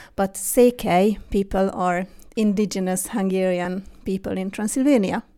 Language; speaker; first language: English; non-native, fluent; Hungarian